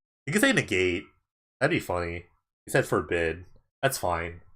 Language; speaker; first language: English; native; English